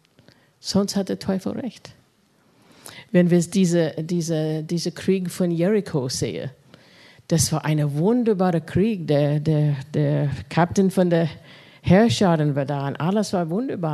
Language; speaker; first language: German; non-native, fluent; English